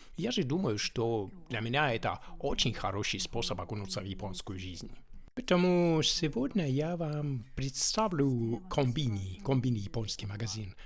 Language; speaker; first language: Russian; non-native, fluent; Japanese